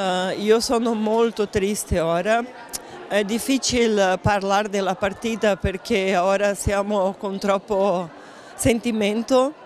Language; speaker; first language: Italian; non-native, learner; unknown